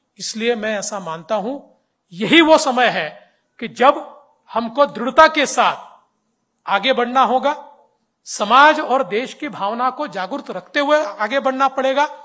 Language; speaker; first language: Hindi; non-native, local second language; Marathi